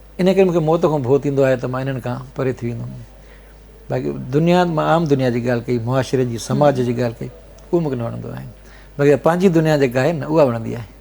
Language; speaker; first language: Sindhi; native; Sindhi